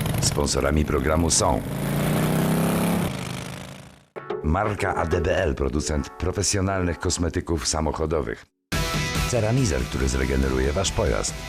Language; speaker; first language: Polish; native; Polish